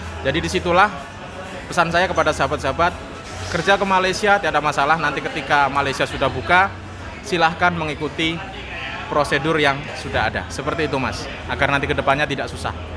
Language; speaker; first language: Indonesian; native; Indonesian